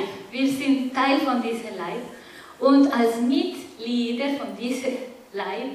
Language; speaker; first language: German; non-native, fluent; Spanish